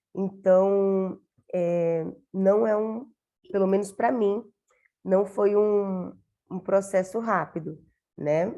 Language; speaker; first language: Portuguese; native; Portuguese